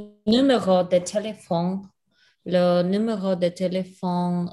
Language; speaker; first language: French; non-native, learner; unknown